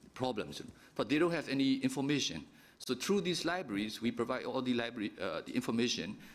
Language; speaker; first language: English; non-native, fluent; Burmese